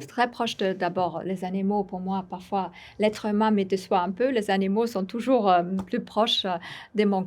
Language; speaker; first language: French; non-native, fluent; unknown